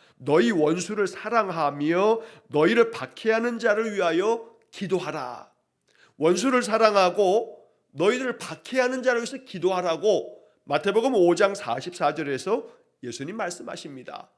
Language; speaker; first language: Korean; native; Korean